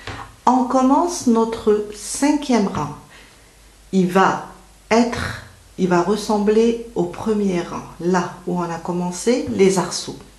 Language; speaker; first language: French; native; French